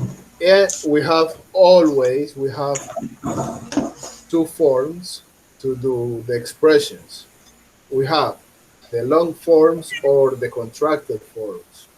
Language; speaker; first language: English; non-native, fluent; Spanish